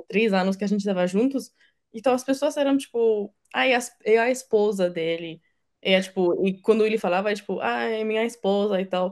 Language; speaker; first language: Portuguese; non-native, fluent; French